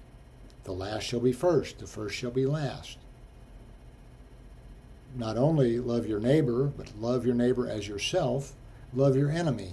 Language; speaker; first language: English; native; English